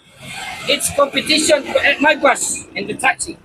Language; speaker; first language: English; non-native, learner; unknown